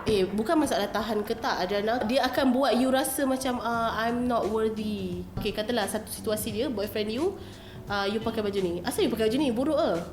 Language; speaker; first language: Malay; native; Malay